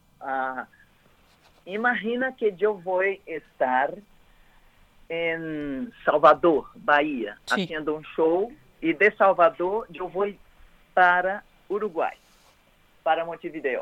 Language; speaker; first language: Spanish; non-native, learner; Portuguese